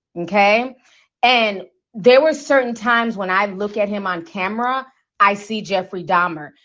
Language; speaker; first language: English; native; English